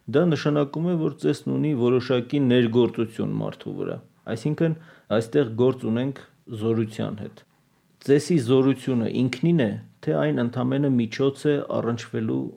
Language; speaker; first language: Armenian; native; Armenian